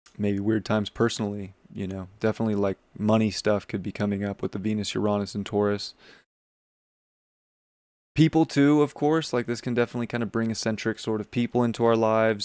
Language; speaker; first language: English; native; English